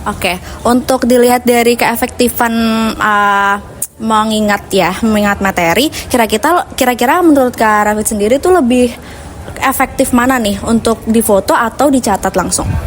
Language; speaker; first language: Indonesian; native; Indonesian